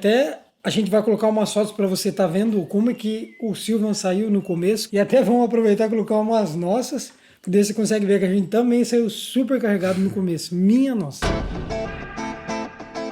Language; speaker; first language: Portuguese; native; Portuguese